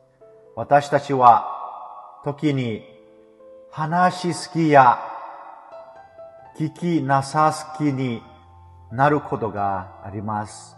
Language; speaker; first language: Japanese; non-native, fluent; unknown